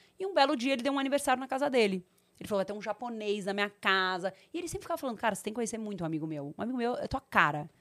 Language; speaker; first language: Portuguese; native; Portuguese